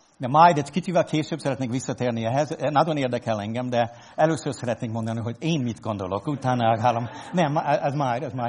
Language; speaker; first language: Hungarian; non-native, fluent; English